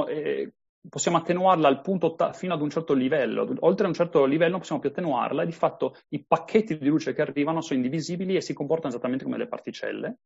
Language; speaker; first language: Italian; native; Italian